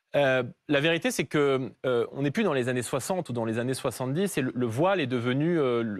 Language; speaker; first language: French; native; French